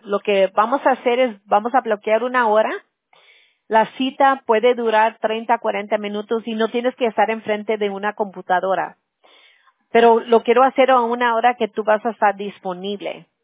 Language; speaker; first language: Spanish; early bilingual, other home language; English